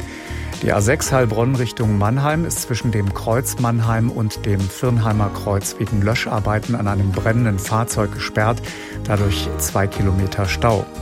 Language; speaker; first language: German; native; German